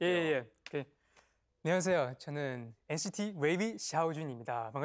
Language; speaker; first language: Korean; non-native, learner; Chinese